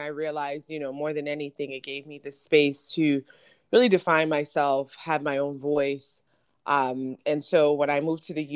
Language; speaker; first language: English; non-native, local second language; Akan